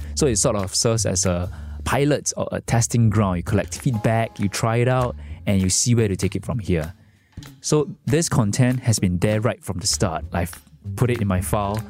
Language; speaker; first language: English; non-native, fluent; Chinese